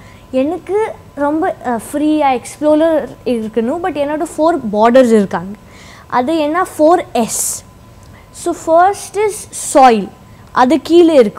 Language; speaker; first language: Tamil; non-native, local second language; Hindi